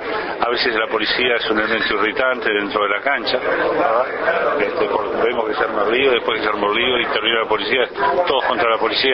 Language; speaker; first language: Spanish; native; Spanish